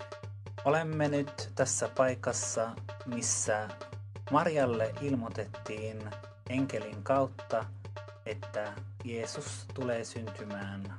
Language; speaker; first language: Finnish; non-native, fluent; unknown